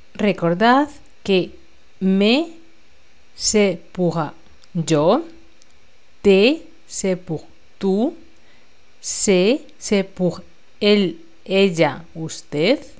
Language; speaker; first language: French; non-native, fluent; Spanish